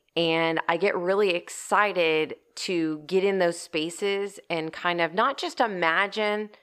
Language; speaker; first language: English; native; English